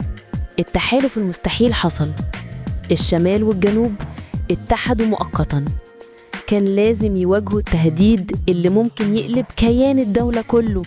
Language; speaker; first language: Arabic; native; Arabic